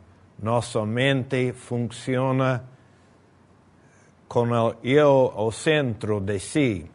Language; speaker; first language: Portuguese; non-native, fluent; Spanish